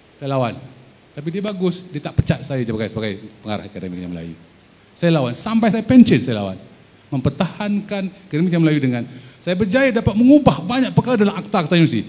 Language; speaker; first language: Malay; native; Malay